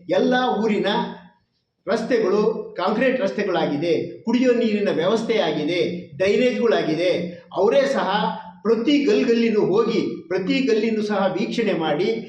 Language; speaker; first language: Kannada; non-native, local second language; Lambadi